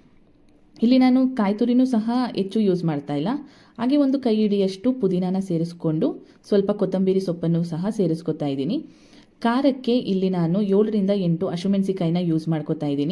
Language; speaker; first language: Kannada; native; Kannada